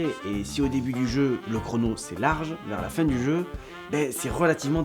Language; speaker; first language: French; native; French